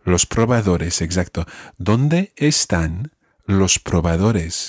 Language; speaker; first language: Spanish; non-native, fluent; English